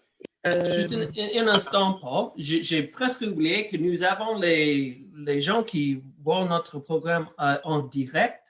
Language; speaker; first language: French; non-native, learner; English